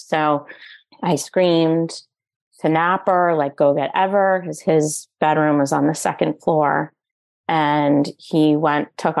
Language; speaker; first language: English; native; English